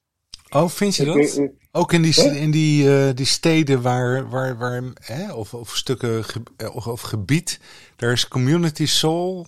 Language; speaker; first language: Dutch; native; Dutch